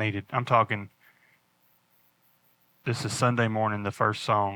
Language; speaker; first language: English; native; English